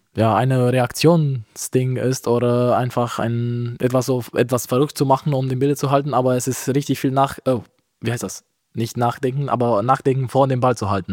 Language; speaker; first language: German; non-native, fluent; Romanian